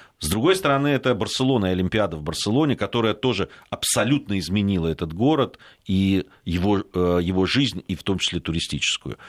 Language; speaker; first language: Russian; native; Russian